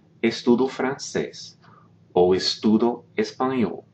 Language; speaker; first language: Portuguese; non-native, fluent; English